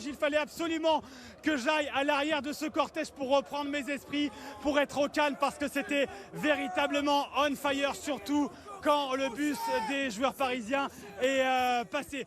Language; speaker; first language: French; native; French